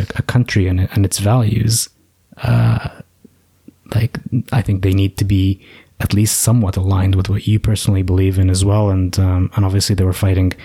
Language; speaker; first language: English; native; English